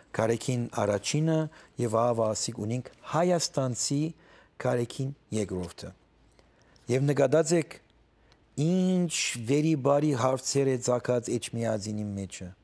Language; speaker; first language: Armenian; early bilingual, heritage; Armenian